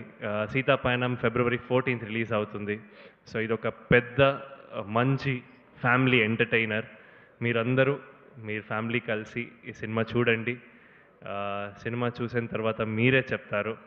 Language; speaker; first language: Telugu; non-native, learner; Kannada